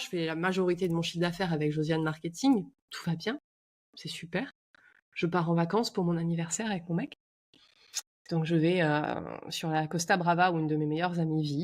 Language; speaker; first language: French; native; French